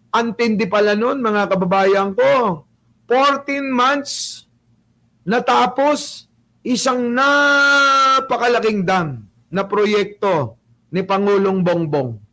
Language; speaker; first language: Filipino; non-native, local second language; Pangasinan